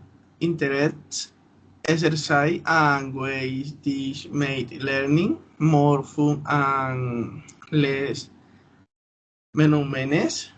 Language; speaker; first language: English; non-native, learner; Spanish